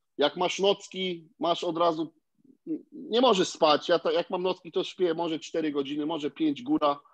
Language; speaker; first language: Polish; early bilingual, heritage; Polish